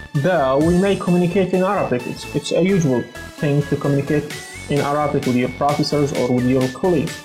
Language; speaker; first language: English; non-native, fluent; Arabic